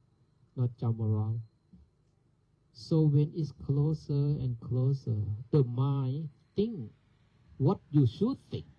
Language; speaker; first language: English; non-native, learner; Thai